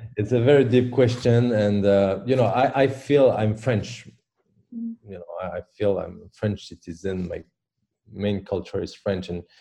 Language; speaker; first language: English; non-native, fluent; French